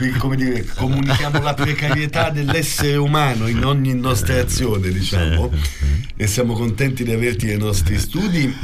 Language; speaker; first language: Italian; native; Italian